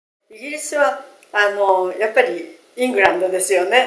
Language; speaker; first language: Japanese; native; Japanese